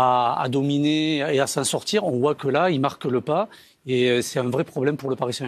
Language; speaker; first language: French; native; French